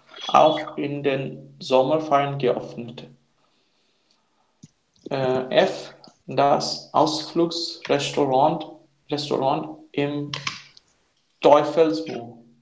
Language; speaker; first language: German; non-native, learner; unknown